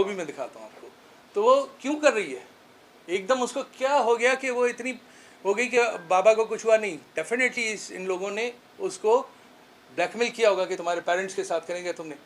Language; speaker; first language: Urdu; non-native, local second language; Sindhi